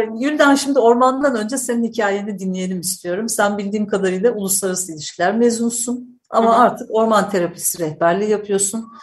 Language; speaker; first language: Turkish; native; Turkish